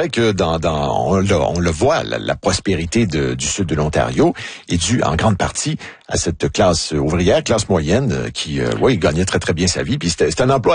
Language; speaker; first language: French; native; French